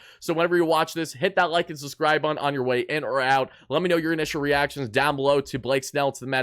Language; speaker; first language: English; native; English